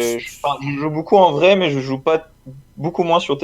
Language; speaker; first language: French; native; French